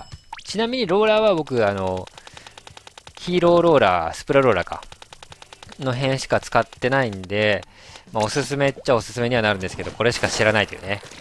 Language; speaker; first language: Japanese; native; Japanese